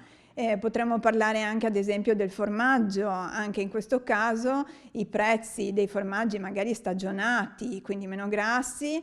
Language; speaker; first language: Italian; native; Italian